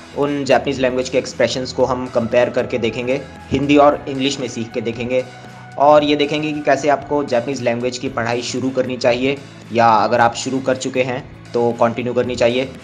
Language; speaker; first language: Hindi; native; Hindi